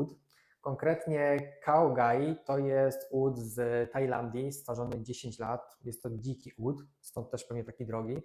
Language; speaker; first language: Polish; native; Polish